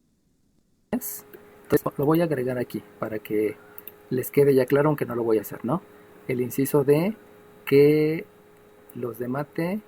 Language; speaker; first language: Spanish; native; Spanish